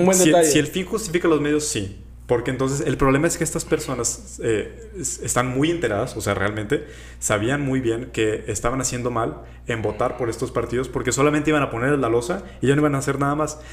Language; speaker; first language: Spanish; native; Spanish